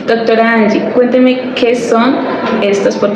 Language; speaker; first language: Spanish; native; Spanish